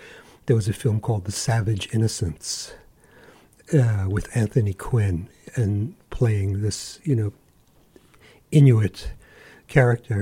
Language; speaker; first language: English; native; English